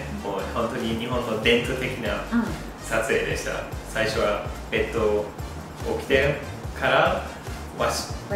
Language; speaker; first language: Japanese; non-native, fluent; English